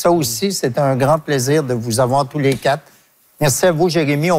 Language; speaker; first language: French; native; French